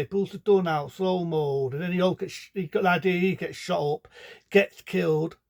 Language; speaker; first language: English; native; English